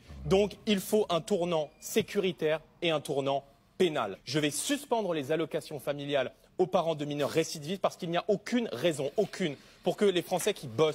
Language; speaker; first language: French; native; French